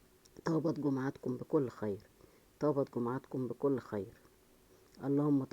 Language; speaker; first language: Arabic; native; Arabic